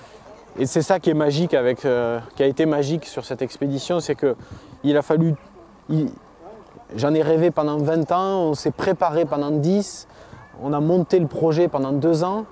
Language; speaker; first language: French; native; French